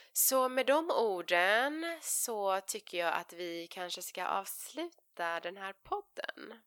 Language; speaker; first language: Swedish; early bilingual, other home language; Persian